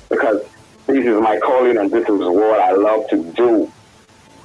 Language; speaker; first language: English; non-native, local second language; Yoruba